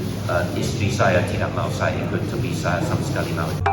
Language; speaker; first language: Indonesian; non-native, learner; English